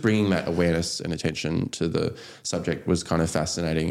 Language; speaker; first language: English; native; English